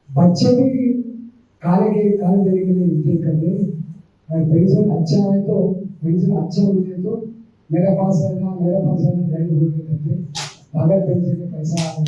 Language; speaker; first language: Hindi; non-native, local second language; Telugu